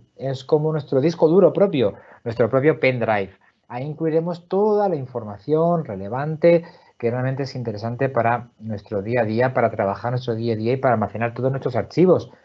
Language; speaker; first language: Spanish; native; Spanish